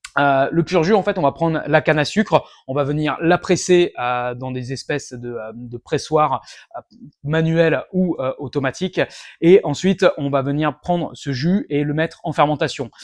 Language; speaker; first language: French; native; French